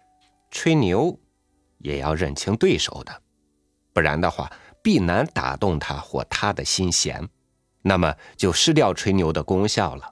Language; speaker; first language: Chinese; native; Chinese